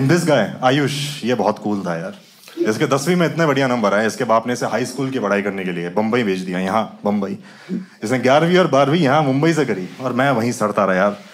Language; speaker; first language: Hindi; native; Hindi